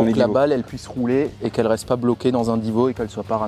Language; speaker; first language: French; native; French